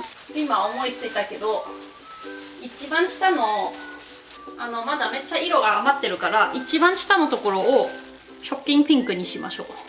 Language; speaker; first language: Japanese; non-native, fluent; German